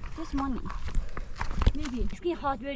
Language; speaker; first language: English; non-native, learner; Mongolian